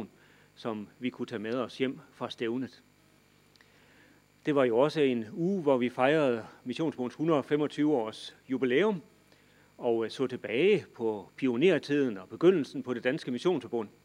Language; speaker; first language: Danish; native; Danish